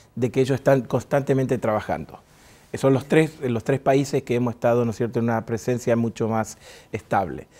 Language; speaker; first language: Spanish; native; Spanish